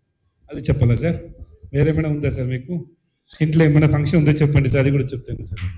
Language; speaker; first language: Telugu; non-native, learner; Tamil